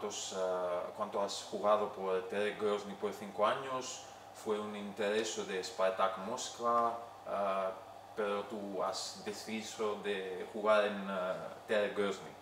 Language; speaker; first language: Spanish; non-native, learner; Greek